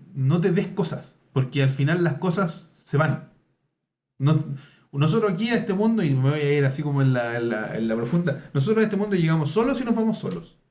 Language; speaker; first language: Spanish; native; Spanish